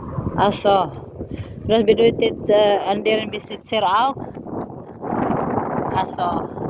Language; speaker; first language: German; non-native, learner; Filipino